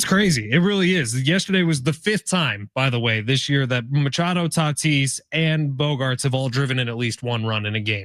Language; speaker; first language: English; native; English